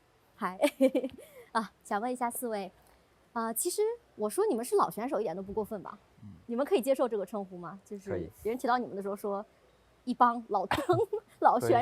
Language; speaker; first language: Chinese; native; Chinese